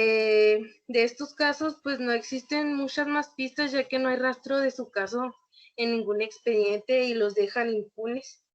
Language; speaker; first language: Spanish; native; Spanish